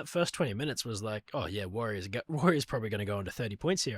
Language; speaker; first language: English; native; English